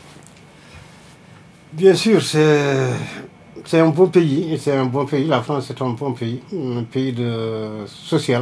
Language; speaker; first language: French; non-native, local second language; Fula